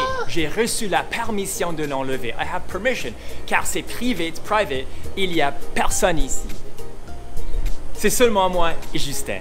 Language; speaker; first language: French; non-native, learner; English